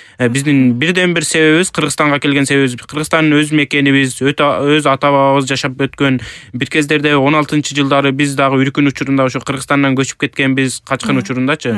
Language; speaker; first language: Kyrgyz; early bilingual, heritage; Kyrgyz